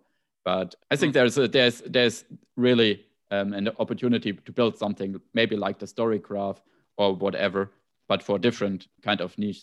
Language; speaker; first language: English; non-native, fluent; German